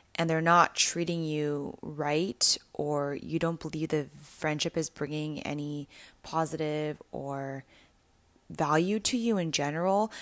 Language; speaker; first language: English; native; English